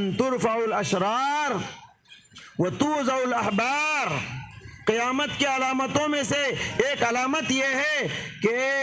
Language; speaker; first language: Urdu; native; Urdu